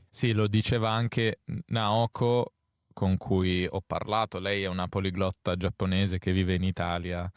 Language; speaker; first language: Italian; native; Italian